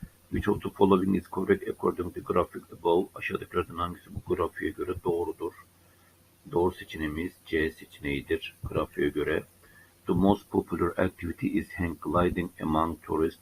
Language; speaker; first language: English; non-native, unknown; Turkish